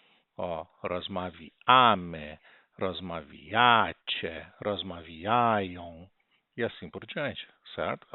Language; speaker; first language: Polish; non-native, learner; Portuguese